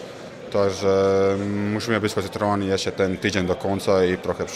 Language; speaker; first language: Polish; non-native, learner; Croatian